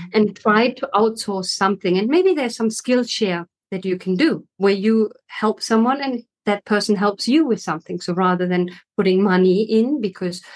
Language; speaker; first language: English; non-native, fluent; German